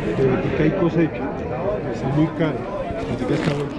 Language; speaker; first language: Spanish; native; Spanish